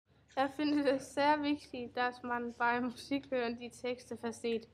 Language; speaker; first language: German; non-native, learner; Danish